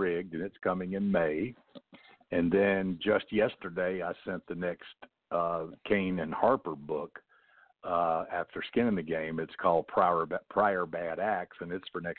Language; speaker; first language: English; native; English